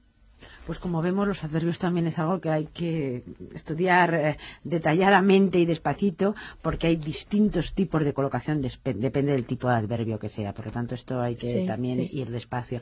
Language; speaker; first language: Spanish; native; Spanish